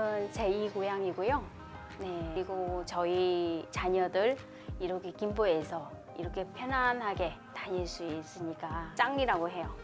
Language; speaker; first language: Korean; non-native, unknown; Vietnamese